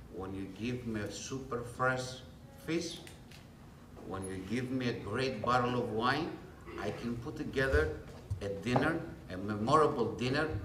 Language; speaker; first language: English; non-native, fluent; Greek